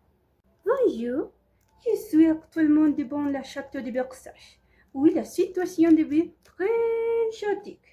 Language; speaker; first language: French; non-native, learner; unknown